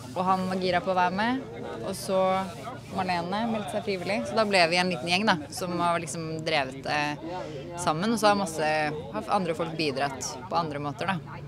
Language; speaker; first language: Norwegian; native; Norwegian